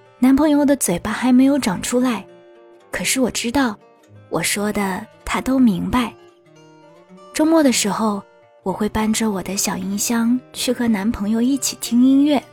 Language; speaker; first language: Chinese; native; Chinese